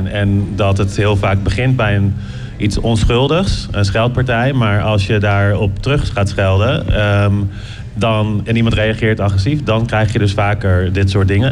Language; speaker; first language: Dutch; native; Dutch